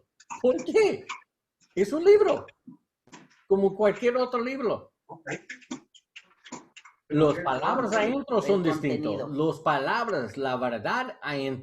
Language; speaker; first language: Spanish; non-native, learner; English